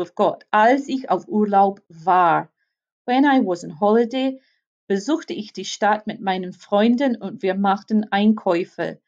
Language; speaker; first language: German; non-native, fluent; English